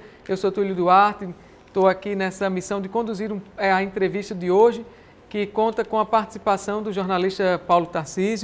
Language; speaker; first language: Portuguese; native; Portuguese